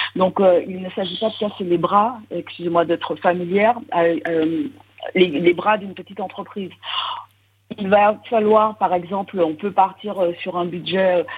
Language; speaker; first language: French; native; French